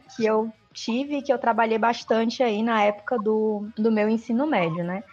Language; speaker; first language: Portuguese; native; Portuguese